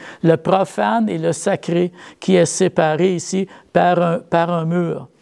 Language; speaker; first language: French; native; French